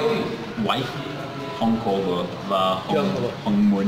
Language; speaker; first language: Vietnamese; non-native, learner; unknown